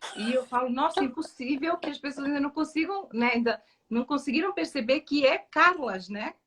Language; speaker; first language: Portuguese; native; Portuguese